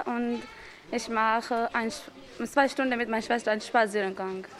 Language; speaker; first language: German; non-native, learner; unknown